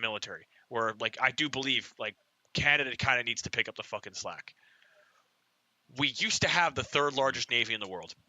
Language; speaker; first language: English; native; English